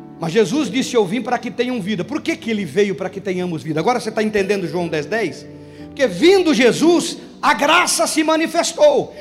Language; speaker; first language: Portuguese; native; Portuguese